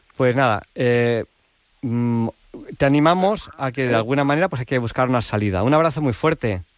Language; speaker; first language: Spanish; native; Spanish